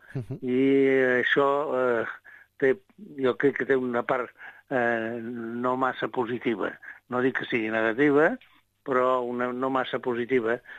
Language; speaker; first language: Catalan; native; Catalan